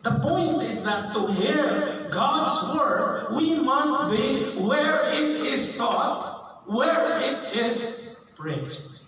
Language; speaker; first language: English; non-native, local second language; Filipino